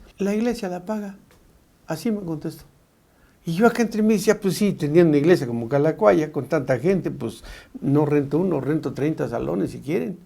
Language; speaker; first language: Spanish; native; Spanish